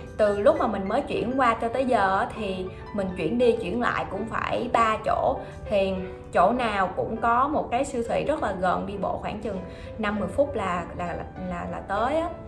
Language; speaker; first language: Vietnamese; native; Vietnamese